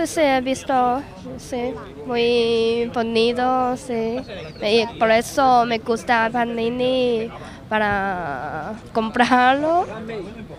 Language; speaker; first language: Spanish; non-native, learner; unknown